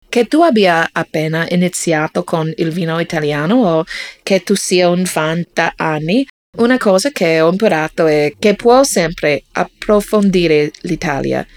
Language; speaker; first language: Italian; non-native, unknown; English